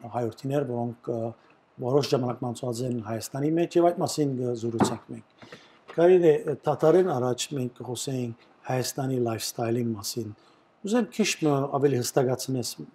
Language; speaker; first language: Armenian; early bilingual, heritage; Armenian